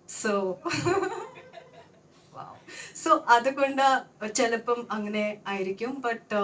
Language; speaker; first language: Malayalam; non-native, local second language; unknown